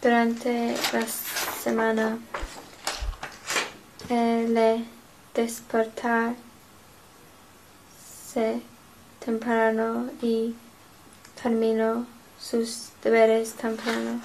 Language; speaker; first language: Spanish; non-native, learner; English